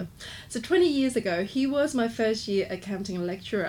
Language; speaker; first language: English; non-native, local second language; Cantonese